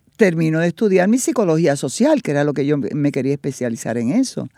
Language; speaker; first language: Spanish; native; Spanish